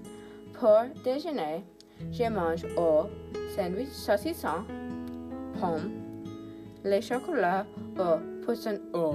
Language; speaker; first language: French; non-native, learner; English